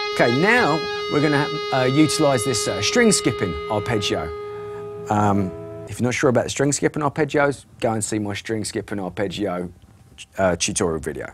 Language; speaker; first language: English; native; English